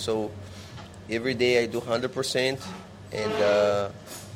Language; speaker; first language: English; non-native, learner; Portuguese